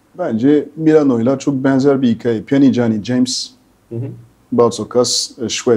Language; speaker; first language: Turkish; non-native, fluent; French